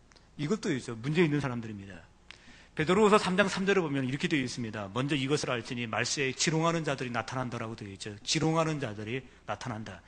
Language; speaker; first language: Korean; native; Korean